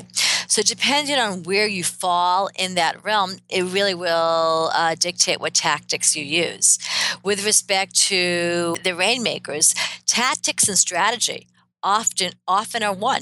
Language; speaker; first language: English; native; English